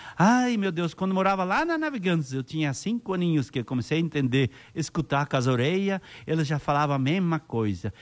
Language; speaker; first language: Portuguese; native; Portuguese